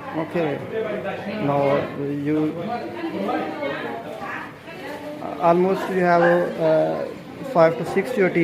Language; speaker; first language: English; non-native, learner; Urdu